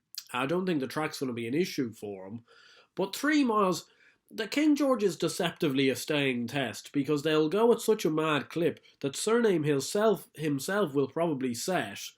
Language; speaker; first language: English; native; English